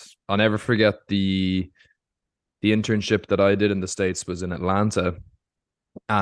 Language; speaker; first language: English; native; English